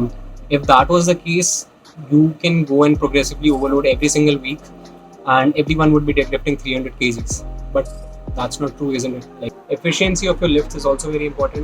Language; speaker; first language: English; non-native, local second language; Hindi